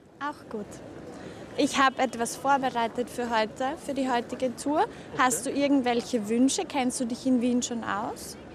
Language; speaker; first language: German; native; German